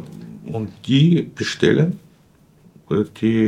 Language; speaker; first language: German; non-native, fluent; Russian